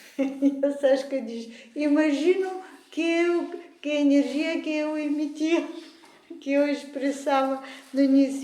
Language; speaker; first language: Portuguese; non-native, fluent; Bulgarian